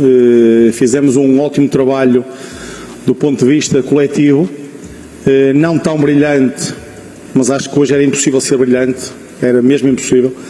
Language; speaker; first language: Portuguese; native; Portuguese